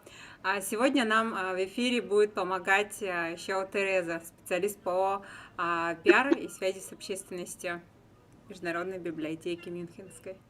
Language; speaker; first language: Russian; native; Russian